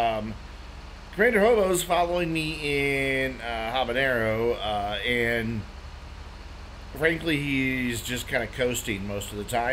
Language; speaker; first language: English; native; English